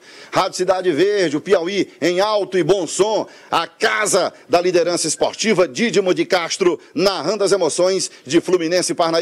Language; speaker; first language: Portuguese; native; Portuguese